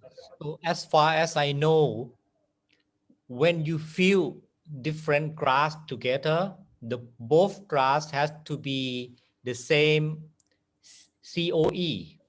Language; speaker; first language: English; non-native, fluent; Thai